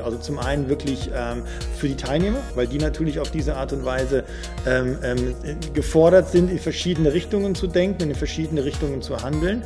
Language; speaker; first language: German; native; German